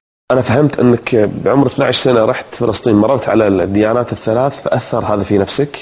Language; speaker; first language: Arabic; native; Arabic